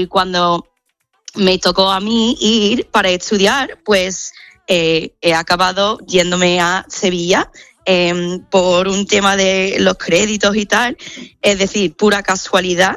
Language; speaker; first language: Spanish; non-native, fluent; English